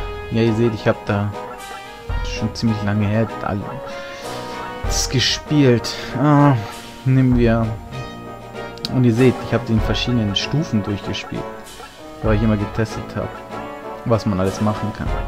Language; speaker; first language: German; native; German